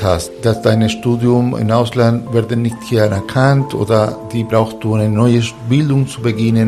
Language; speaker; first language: German; non-native, fluent; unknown